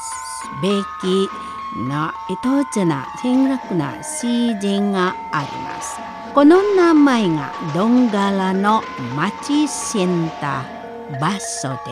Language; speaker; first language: Japanese; non-native, learner; Indonesian